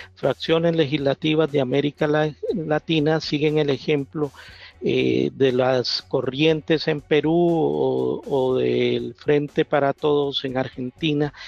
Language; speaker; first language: Spanish; native; Spanish